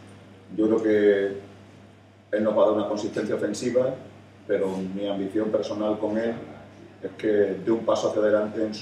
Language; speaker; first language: Spanish; native; Spanish